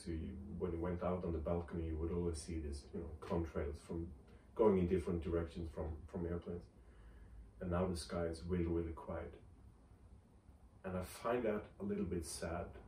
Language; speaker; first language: English; non-native, fluent; Norwegian